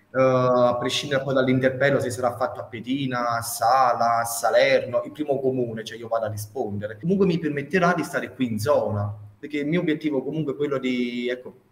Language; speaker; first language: Italian; native; Italian